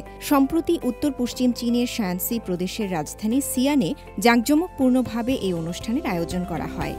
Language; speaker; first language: Bangla; native; Bangla